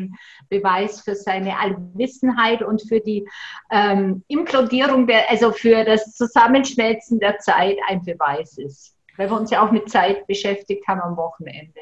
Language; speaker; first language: German; native; German